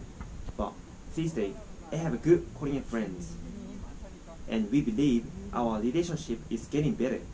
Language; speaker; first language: English; non-native, learner; Japanese